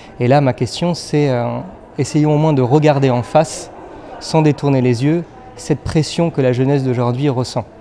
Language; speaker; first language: French; native; French